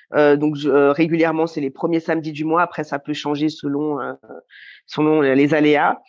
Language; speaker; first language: French; native; French